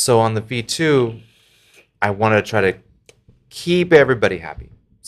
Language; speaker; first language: English; native; English